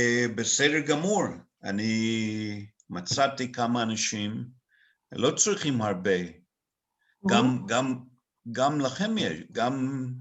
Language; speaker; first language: Hebrew; non-native, fluent; English